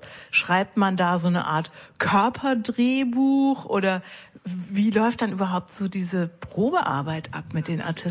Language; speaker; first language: German; native; German